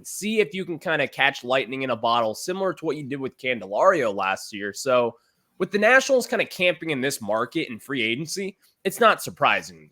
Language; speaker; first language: English; native; English